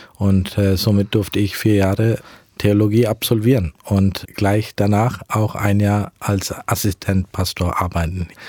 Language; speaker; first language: German; early bilingual, heritage; German